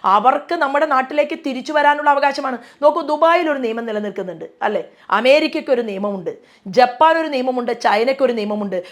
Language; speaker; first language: Malayalam; native; Malayalam